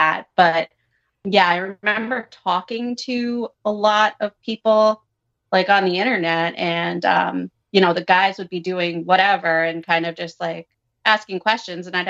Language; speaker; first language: English; native; English